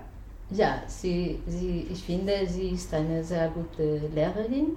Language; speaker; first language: German; non-native, fluent; Spanish